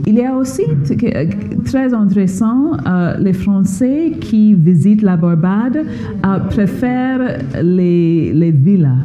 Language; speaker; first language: French; non-native, fluent; English